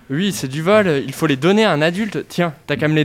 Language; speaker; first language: French; native; French